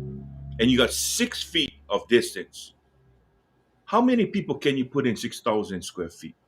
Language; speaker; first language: English; native; English